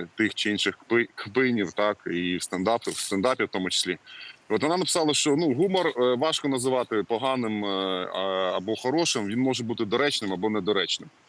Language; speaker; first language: Ukrainian; native; Ukrainian